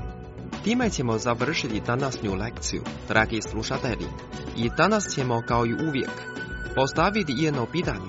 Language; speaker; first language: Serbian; non-native, fluent; Chinese